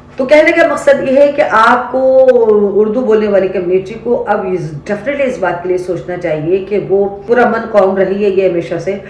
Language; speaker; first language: Urdu; native; Urdu